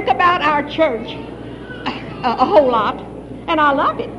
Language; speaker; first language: English; native; English